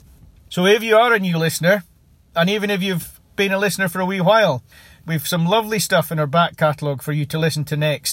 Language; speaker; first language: English; native; English